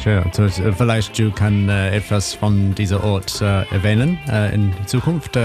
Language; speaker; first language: German; non-native, learner; English